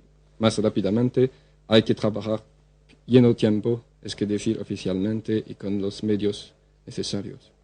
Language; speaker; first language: Spanish; non-native, fluent; French